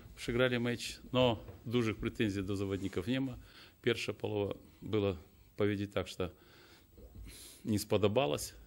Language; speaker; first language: Polish; non-native, learner; Russian